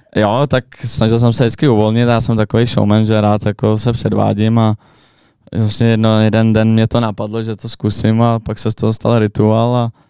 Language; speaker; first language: Czech; native; Czech